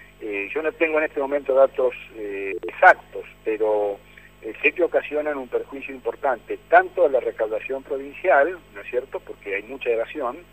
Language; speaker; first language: Spanish; native; Spanish